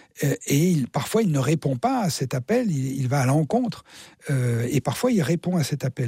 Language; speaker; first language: French; native; French